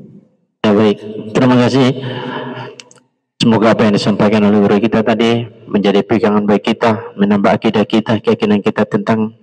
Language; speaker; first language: Indonesian; native; Indonesian